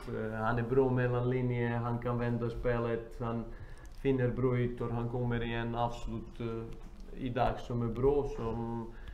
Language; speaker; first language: Swedish; non-native, fluent; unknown